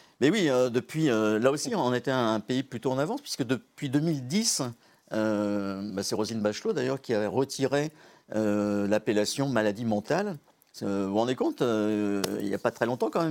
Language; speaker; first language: French; native; French